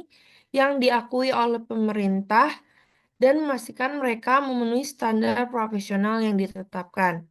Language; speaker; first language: Indonesian; native; Indonesian